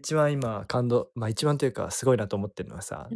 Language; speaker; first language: Japanese; native; Japanese